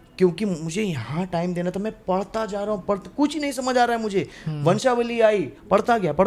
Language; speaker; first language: Hindi; non-native, local second language; Bangla